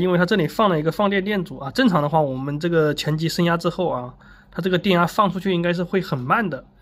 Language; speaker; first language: Chinese; native; Chinese